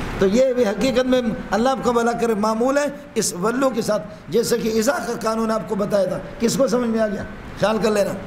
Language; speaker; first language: Urdu; non-native, local second language; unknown